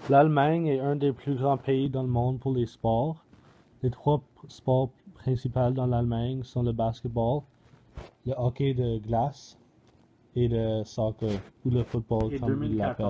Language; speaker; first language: French; non-native, learner; English